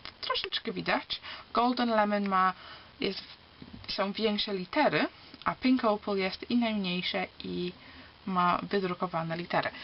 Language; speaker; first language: Polish; early bilingual, heritage; Polish